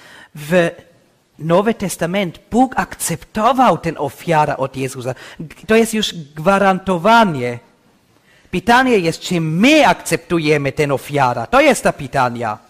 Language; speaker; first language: Polish; non-native, learner; English